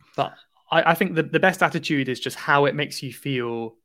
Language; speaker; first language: English; native; English